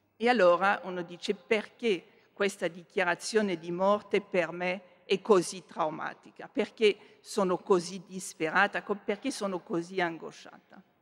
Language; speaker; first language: Italian; non-native, fluent; French